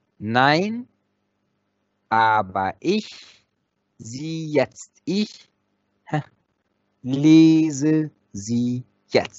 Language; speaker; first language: German; non-native, fluent; Arabic